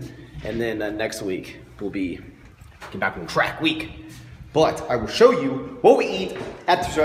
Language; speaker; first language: English; native; English